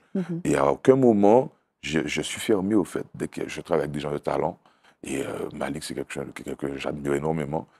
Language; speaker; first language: French; native; French